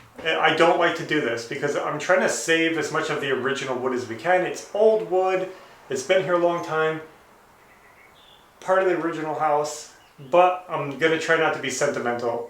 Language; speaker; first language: English; native; English